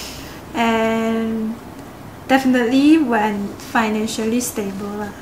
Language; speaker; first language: English; non-native, local second language; Chinese